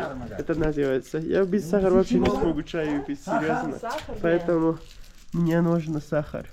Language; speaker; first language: Russian; non-native, learner; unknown